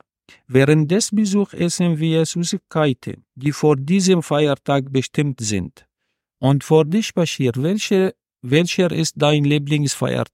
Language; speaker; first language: German; non-native, learner; Arabic